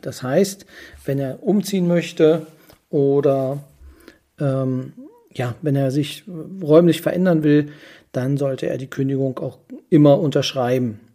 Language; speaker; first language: German; native; German